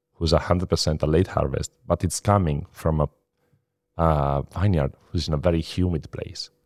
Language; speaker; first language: English; non-native, fluent; Italian